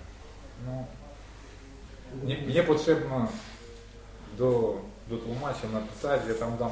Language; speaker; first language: Polish; non-native, learner; Russian